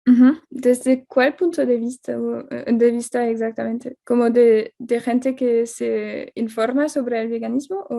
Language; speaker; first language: Spanish; non-native, fluent; French